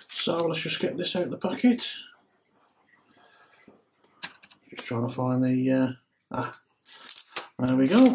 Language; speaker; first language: English; native; English